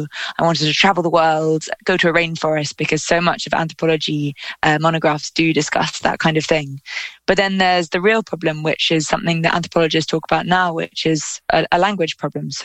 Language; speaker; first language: English; native; English